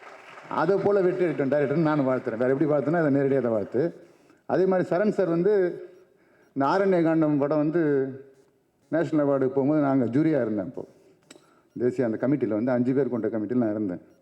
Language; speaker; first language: Tamil; native; Tamil